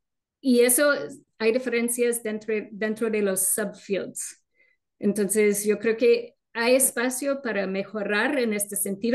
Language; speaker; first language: Spanish; non-native, fluent; English